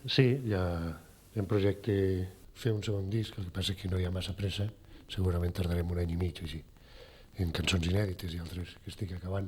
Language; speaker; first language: Catalan; native; Catalan